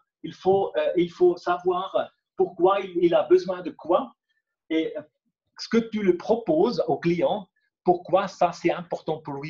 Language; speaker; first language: French; non-native, local second language; German